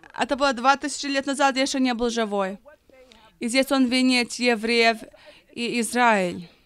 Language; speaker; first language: Russian; early bilingual, heritage; Russian